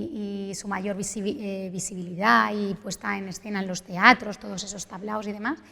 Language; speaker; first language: Spanish; native; Spanish